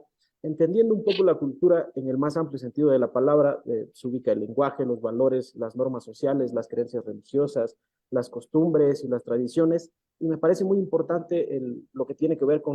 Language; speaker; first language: Spanish; native; Spanish